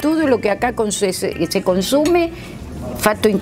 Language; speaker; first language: Spanish; native; Spanish